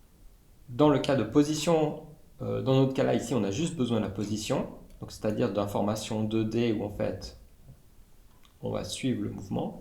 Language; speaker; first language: French; native; French